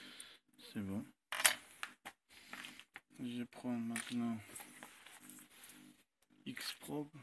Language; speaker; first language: French; non-native, learner; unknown